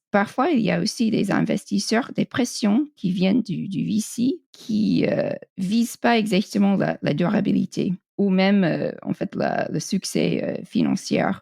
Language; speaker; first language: French; non-native, fluent; English